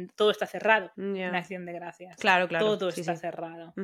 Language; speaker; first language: Spanish; native; Spanish